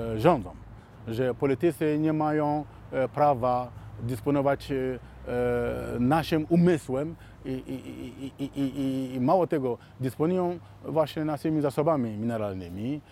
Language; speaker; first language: Polish; non-native, fluent; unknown